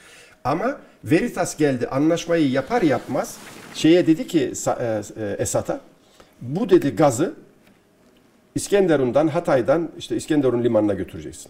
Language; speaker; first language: Turkish; native; Turkish